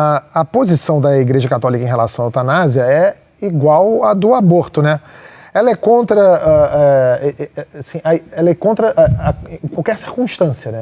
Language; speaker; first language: Portuguese; native; Portuguese